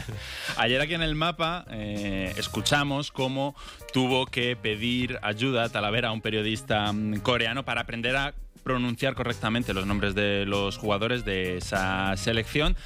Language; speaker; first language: Spanish; native; Spanish